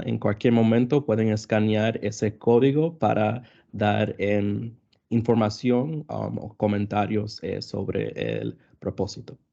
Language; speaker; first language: Spanish; early bilingual, other home language; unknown